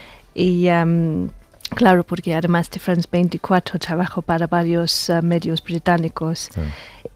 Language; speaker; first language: Spanish; non-native, fluent; English